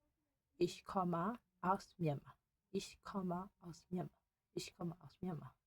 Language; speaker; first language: German; non-native, learner; Burmese